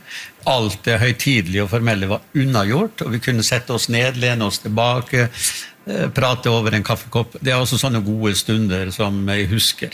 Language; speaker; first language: Norwegian; native; Norwegian